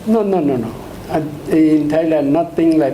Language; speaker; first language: English; non-native, learner; Thai